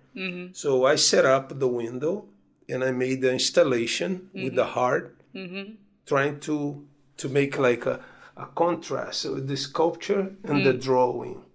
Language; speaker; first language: English; non-native, fluent; Portuguese